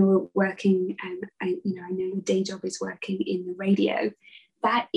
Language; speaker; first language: English; native; English